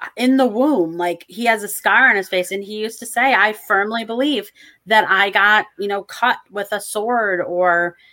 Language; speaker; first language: English; native; English